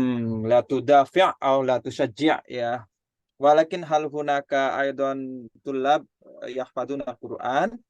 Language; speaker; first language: Arabic; non-native, fluent; Indonesian